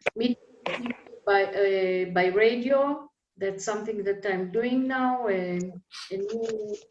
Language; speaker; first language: English; non-native, fluent; Hebrew